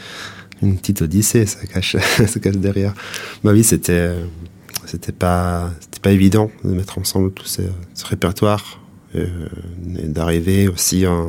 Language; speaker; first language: French; non-native, fluent; Italian